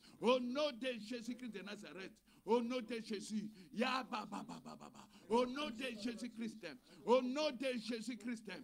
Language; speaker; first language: French; non-native, local second language; Lingala